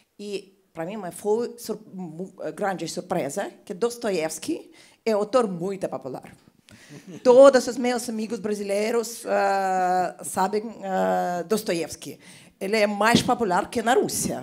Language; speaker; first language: Portuguese; non-native, learner; Russian